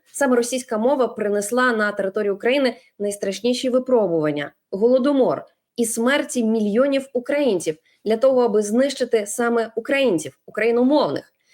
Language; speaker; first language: Ukrainian; non-native, local second language; Russian